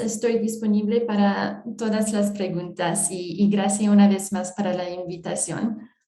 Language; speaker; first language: Spanish; non-native, fluent; French